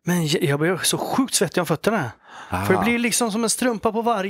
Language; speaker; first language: Swedish; native; Swedish